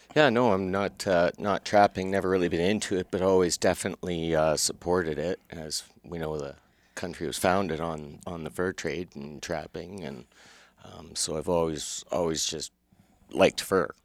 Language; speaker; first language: English; native; English